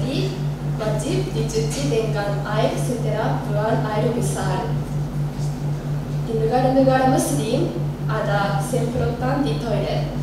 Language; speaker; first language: Indonesian; non-native, learner; Japanese